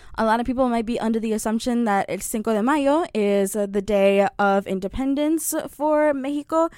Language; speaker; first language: English; early bilingual, other home language; Spanish